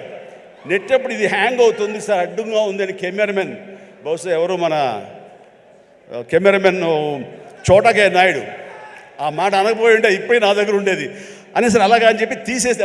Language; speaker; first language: Telugu; native; Telugu